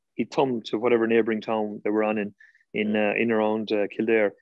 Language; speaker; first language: English; native; English